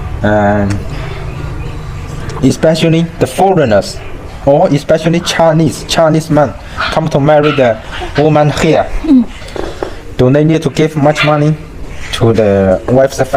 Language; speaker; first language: English; non-native, learner; Chinese